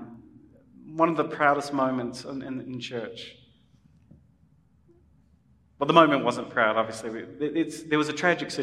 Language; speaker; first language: English; native; English